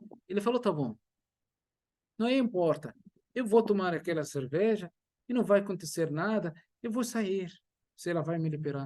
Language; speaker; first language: Portuguese; non-native, fluent; Arabic